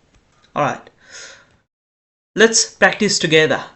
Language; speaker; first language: English; non-native, fluent; Bangla